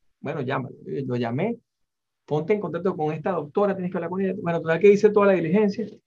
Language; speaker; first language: Spanish; native; Spanish